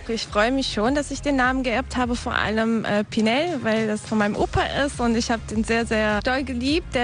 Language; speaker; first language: German; early bilingual, other home language; Portuguese